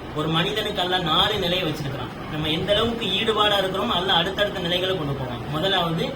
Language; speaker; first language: Tamil; native; Tamil